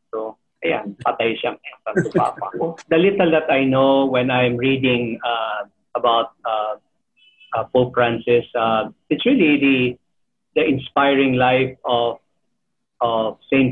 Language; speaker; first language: English; non-native, local second language; Filipino